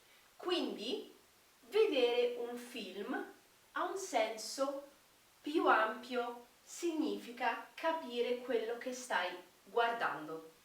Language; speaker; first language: Italian; non-native, fluent; Portuguese